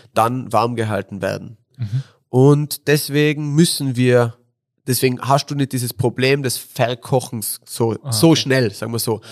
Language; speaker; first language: German; native; German